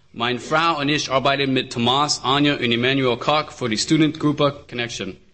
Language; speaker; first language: German; non-native, learner; English